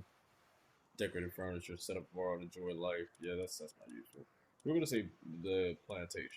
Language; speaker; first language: English; native; English